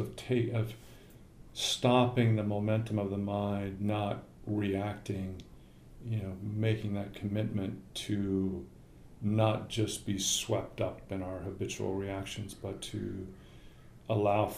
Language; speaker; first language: English; native; English